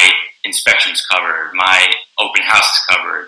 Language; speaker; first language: English; native; English